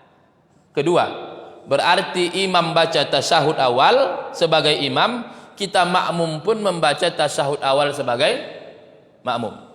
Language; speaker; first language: Indonesian; native; Indonesian